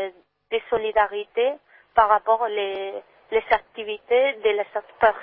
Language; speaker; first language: French; non-native, learner; Spanish